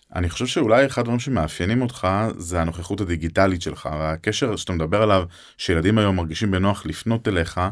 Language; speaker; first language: Hebrew; native; Hebrew